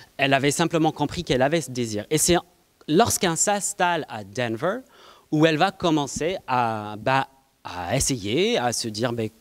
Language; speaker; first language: French; non-native, fluent; English